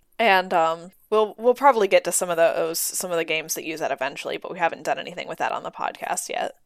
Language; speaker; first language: English; native; English